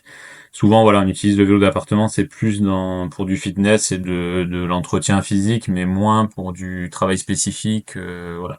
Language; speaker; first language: French; native; French